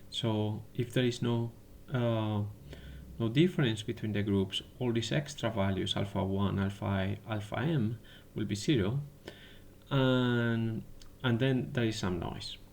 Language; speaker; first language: English; non-native, fluent; Spanish